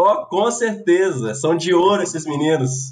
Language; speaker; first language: Portuguese; native; Portuguese